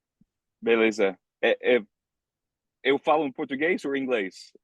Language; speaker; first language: Portuguese; non-native, fluent; English